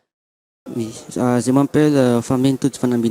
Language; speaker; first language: French; non-native, local second language; Malagasy